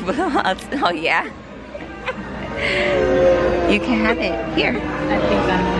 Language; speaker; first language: English; native; English